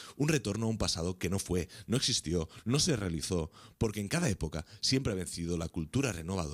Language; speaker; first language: Spanish; non-native, local second language; Catalan